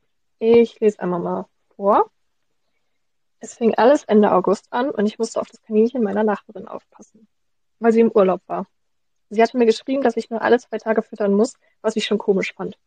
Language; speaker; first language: German; native; German